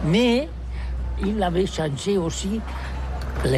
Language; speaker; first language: French; non-native, learner; Catalan